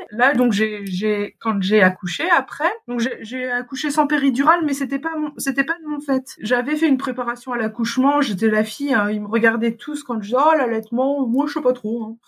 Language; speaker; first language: French; native; French